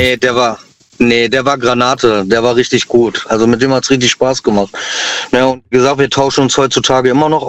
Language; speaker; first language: German; native; German